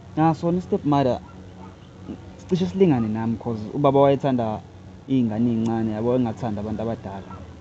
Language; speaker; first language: Zulu; native; Zulu